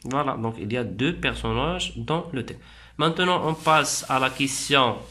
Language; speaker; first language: French; non-native, local second language; Arabic